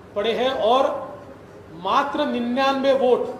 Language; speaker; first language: Hindi; non-native, local second language; Marathi